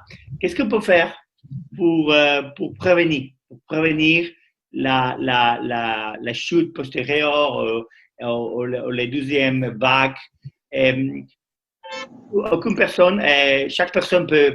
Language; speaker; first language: French; non-native, learner; Spanish